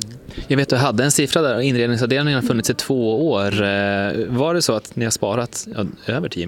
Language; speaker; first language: Swedish; native; Swedish